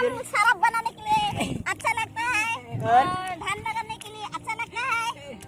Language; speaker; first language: Hindi; non-native, learner; Bodo